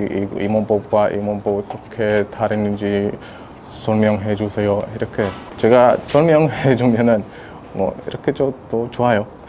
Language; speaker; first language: Korean; non-native, fluent; Arabic